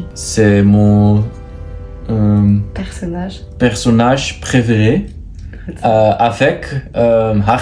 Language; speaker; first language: French; non-native, learner; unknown